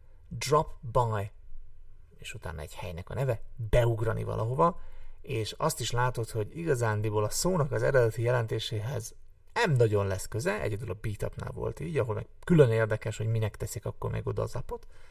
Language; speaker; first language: Hungarian; native; Hungarian